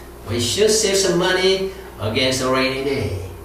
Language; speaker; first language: English; non-native, fluent; Korean